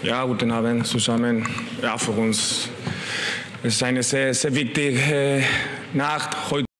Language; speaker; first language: German; non-native, learner; Spanish